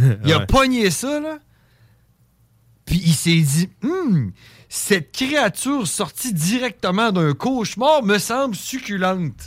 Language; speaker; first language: French; native; French